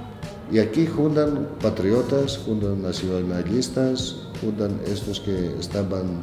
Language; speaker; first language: Spanish; non-native, learner; Greek